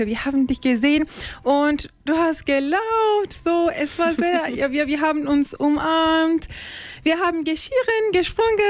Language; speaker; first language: German; non-native, learner; Turkish